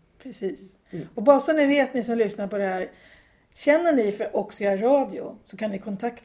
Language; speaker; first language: Swedish; native; Swedish